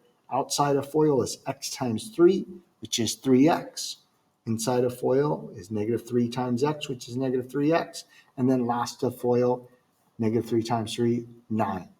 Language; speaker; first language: English; native; English